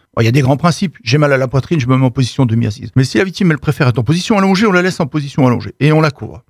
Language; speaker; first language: French; native; French